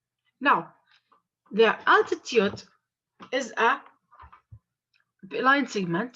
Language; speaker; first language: English; non-native, fluent; Arabic